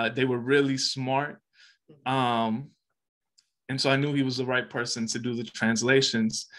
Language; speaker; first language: English; early bilingual, other home language; Spanish